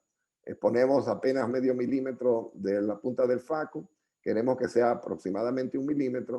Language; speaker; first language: Spanish; native; Spanish